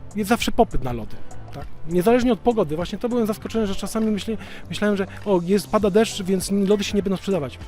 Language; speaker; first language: Polish; early bilingual, other home language; Italian